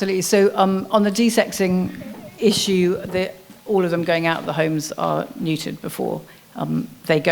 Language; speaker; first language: English; native; English